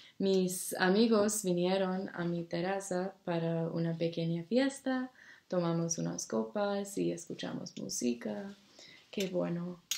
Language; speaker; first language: Spanish; non-native, learner; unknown